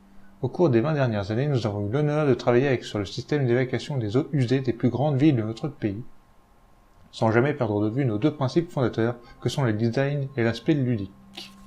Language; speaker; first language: French; native; French